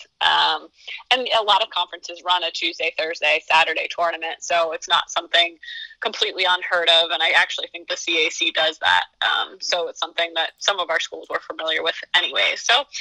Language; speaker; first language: English; native; English